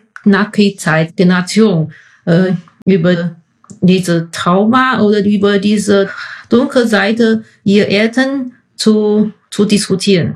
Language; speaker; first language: German; non-native, fluent; Chinese